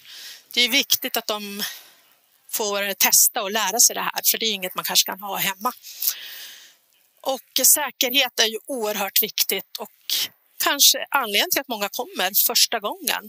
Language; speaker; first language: Swedish; native; Swedish